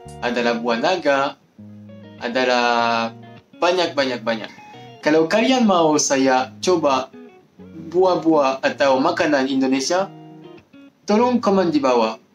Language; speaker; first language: Indonesian; non-native, learner; French